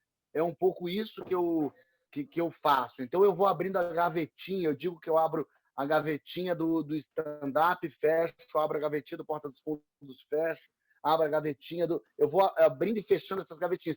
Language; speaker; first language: Portuguese; native; Portuguese